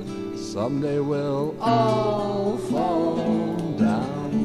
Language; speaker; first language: English; native; English